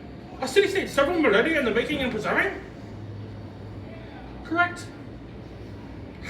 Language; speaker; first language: English; native; English